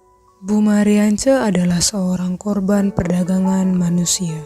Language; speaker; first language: Indonesian; native; Indonesian